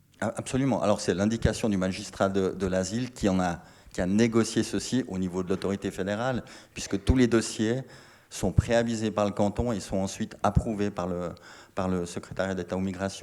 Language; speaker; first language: French; native; French